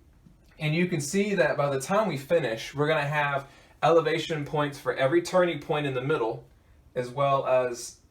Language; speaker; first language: English; native; English